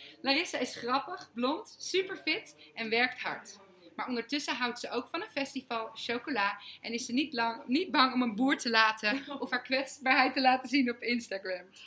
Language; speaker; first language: Dutch; native; Dutch